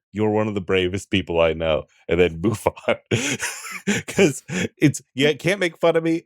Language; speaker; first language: English; native; English